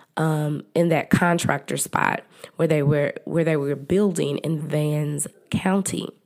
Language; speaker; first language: English; native; English